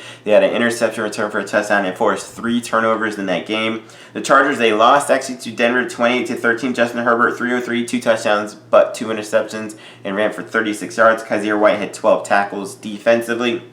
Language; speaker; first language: English; native; English